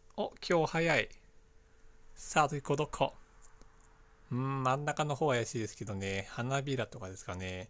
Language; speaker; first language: Japanese; native; Japanese